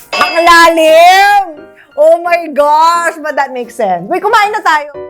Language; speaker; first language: Filipino; native; Filipino